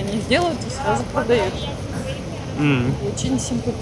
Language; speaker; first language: Russian; native; Russian